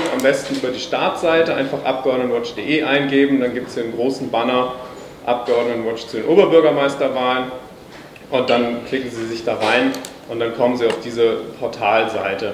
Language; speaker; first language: German; native; German